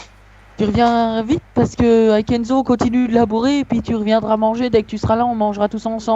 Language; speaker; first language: French; native; French